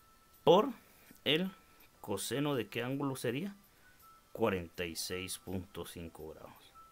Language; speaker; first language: Spanish; native; Spanish